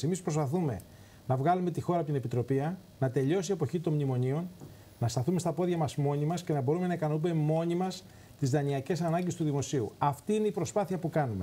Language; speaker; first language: Greek; native; Greek